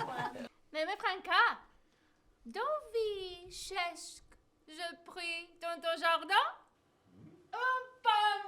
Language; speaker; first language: French; non-native, learner; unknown